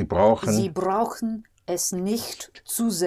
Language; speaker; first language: German; non-native, learner; English